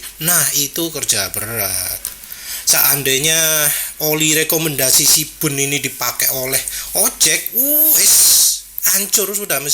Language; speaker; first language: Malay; non-native, local second language; Javanese